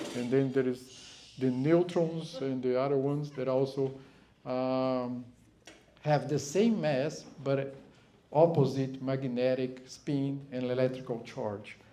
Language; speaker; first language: English; non-native, fluent; Portuguese